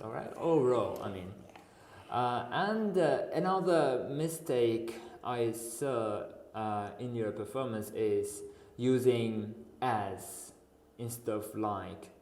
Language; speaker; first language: English; non-native, fluent; Uzbek